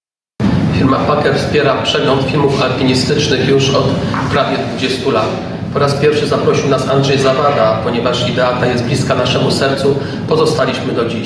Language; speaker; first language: Polish; native; Polish